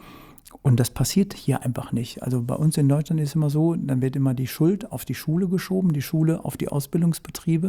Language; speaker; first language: German; native; German